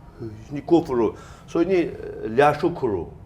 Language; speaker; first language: Indonesian; non-native, learner; Chinese